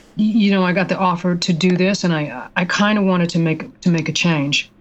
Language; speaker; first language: English; native; English